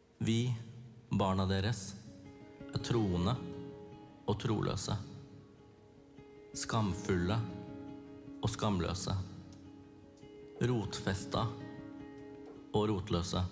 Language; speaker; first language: Norwegian; early bilingual, other home language; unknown